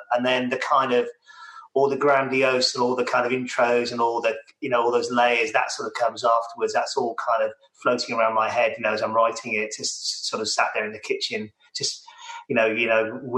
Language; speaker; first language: English; native; English